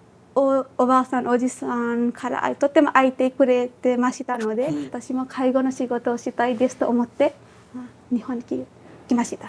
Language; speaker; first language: Japanese; non-native, learner; Nepali